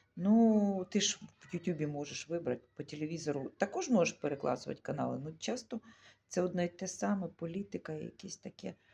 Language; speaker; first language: Ukrainian; non-native, local second language; Russian